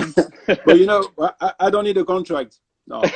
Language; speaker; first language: English; non-native, fluent; French